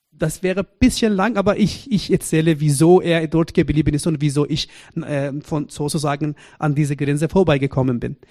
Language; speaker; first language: German; non-native, fluent; Persian